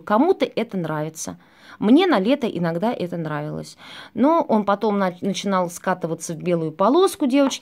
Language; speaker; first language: Russian; native; Russian